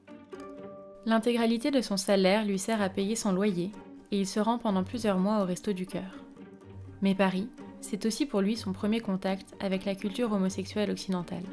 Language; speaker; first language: French; native; French